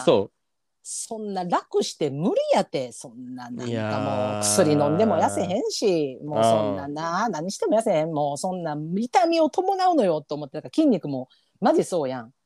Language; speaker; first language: Japanese; native; Japanese